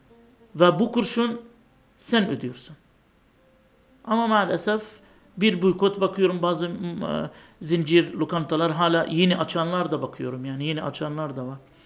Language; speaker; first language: Turkish; non-native, fluent; Arabic